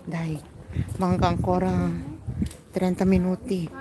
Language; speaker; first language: Italian; non-native, learner; Filipino